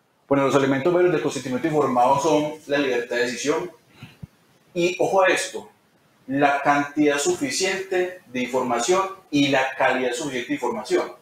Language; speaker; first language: Spanish; native; Spanish